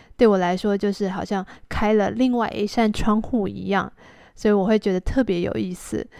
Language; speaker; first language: Chinese; native; Chinese